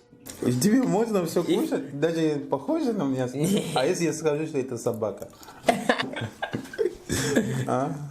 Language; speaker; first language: Russian; non-native, fluent; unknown